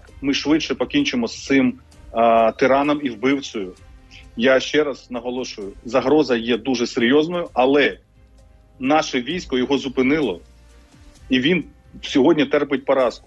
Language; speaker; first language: Ukrainian; native; Ukrainian